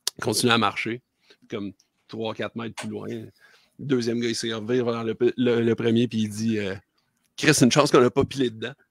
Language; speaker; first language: French; native; French